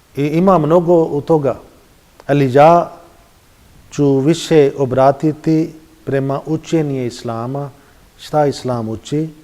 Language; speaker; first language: Bosnian; non-native, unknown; Urdu